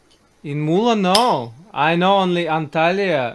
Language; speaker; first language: English; non-native, learner; Russian